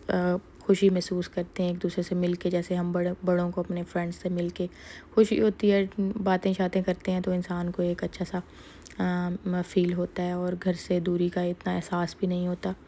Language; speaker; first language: Urdu; native; Urdu